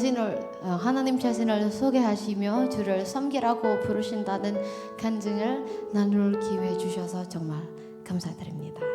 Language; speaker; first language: Korean; non-native, learner; Indonesian